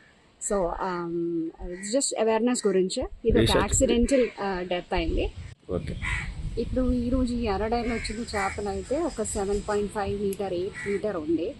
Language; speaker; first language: Telugu; non-native, fluent; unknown